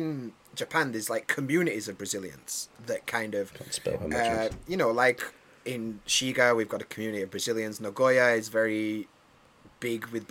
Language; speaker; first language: English; native; English